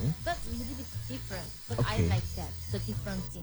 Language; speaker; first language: English; non-native, learner; Korean